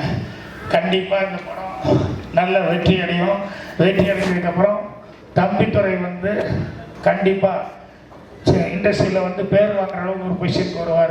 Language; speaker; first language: Tamil; native; Tamil